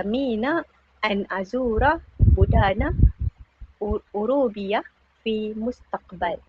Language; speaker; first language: Arabic; non-native, learner; Malay